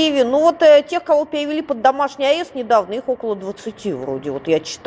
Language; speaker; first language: Russian; native; Russian